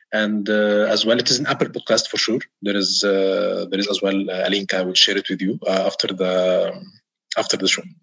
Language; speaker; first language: English; non-native, fluent; Arabic